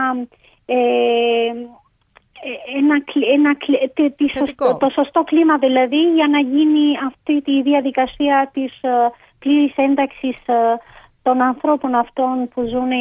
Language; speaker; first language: Greek; non-native, fluent; Albanian